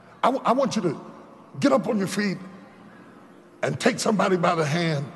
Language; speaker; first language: English; native; English